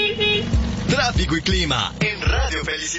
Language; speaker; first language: Spanish; native; Spanish